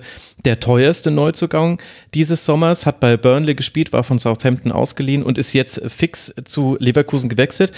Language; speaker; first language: German; native; German